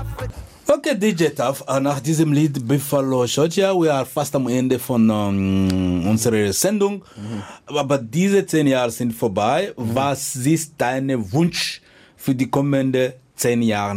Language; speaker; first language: German; non-native, fluent; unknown